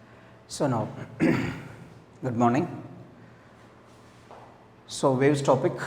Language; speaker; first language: English; non-native, local second language; Telugu